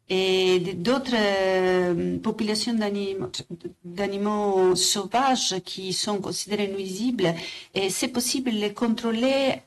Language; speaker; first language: French; non-native, fluent; Italian